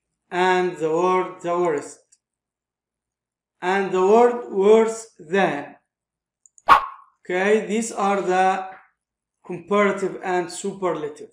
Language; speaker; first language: English; non-native, fluent; Arabic